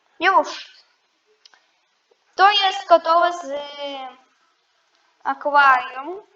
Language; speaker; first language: Polish; non-native, learner; Ukrainian